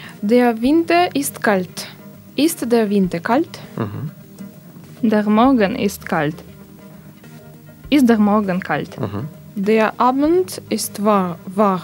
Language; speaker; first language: German; non-native, learner; Russian